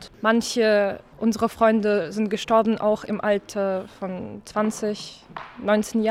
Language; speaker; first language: German; non-native, learner; Ukrainian